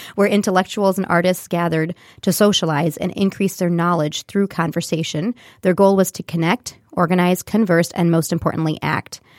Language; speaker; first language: English; early bilingual, other home language; Hindi